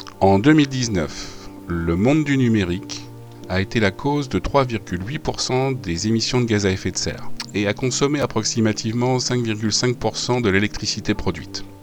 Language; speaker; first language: French; native; French